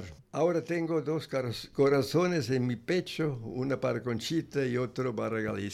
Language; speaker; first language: Spanish; non-native, learner; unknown